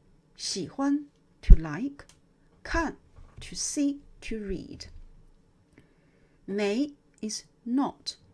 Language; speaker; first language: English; non-native, fluent; Chinese